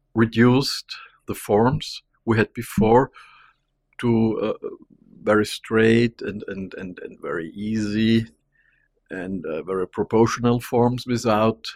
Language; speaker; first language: English; non-native, fluent; German